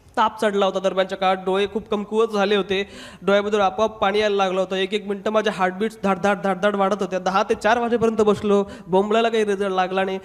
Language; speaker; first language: Marathi; non-native, local second language; Hindi